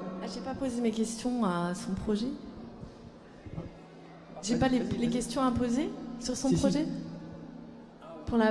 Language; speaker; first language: French; native; French